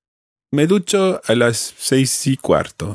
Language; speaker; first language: Spanish; non-native, fluent; English